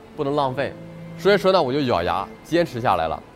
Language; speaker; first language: Chinese; native; Chinese